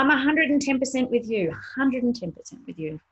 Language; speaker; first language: English; native; English